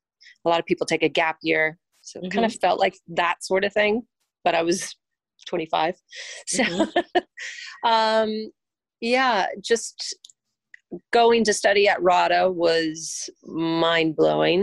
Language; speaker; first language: English; native; English